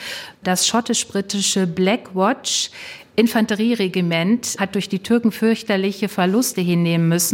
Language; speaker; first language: German; native; German